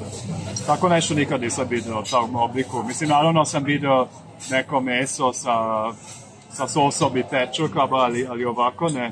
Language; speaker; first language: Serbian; non-native, fluent; German